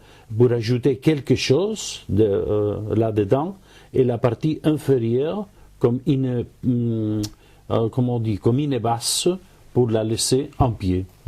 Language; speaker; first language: French; non-native, fluent; Spanish